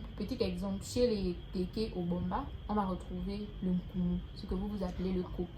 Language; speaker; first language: French; native; French